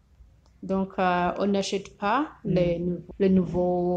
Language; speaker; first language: French; non-native, learner; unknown